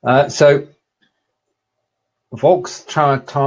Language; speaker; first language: German; non-native, learner; English